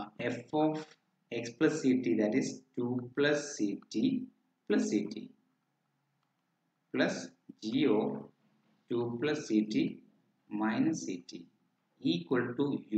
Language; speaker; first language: English; non-native, local second language; Malayalam